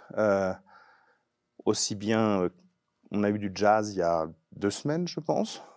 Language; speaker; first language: French; native; French